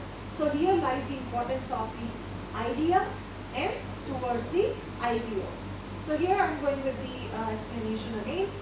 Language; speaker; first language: English; non-native, local second language; Hindi